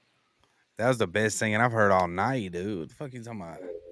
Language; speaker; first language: English; native; English